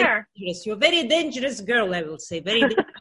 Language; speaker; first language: English; non-native, learner; Russian